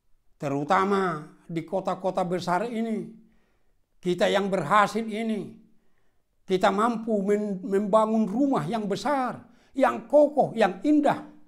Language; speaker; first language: Indonesian; non-native, local second language; Batak Toba